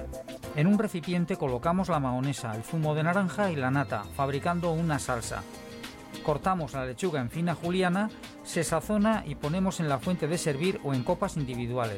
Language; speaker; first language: Spanish; native; Spanish